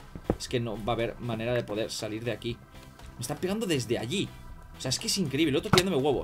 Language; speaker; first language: Spanish; native; Spanish